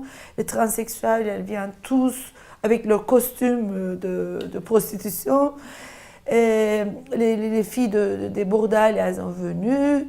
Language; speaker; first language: French; non-native, fluent; Turkish